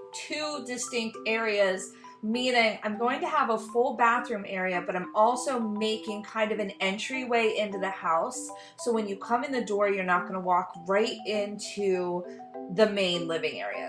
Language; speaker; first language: English; native; English